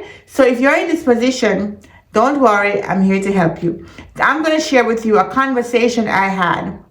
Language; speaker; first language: English; native; English